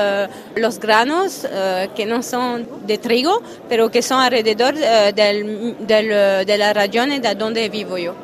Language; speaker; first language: Spanish; non-native, fluent; French